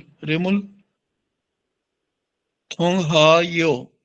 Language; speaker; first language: Korean; non-native, learner; Urdu